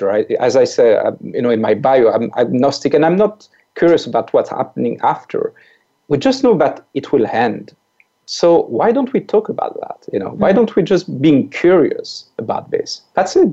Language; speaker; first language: English; non-native, fluent; French